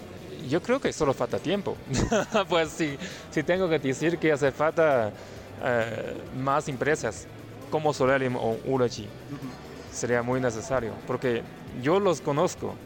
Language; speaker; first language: Spanish; non-native, learner; Chinese